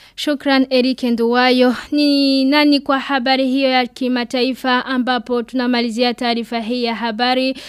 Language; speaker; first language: Swahili; non-native, local second language; Rundi